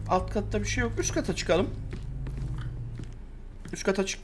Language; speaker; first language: Turkish; native; Turkish